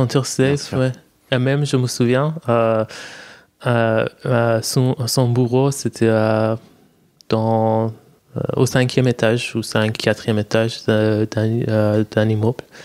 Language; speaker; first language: French; non-native, fluent; Persian